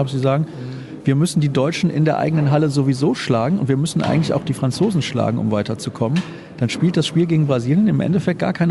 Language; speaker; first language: German; native; German